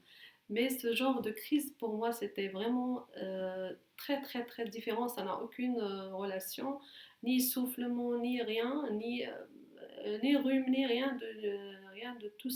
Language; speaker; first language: French; non-native, fluent; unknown